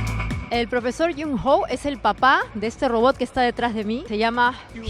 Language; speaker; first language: Spanish; native; Spanish